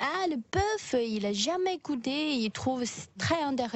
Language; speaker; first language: French; non-native, learner; Chinese